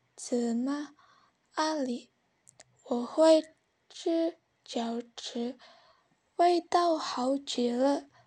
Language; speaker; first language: Chinese; non-native, learner; Indonesian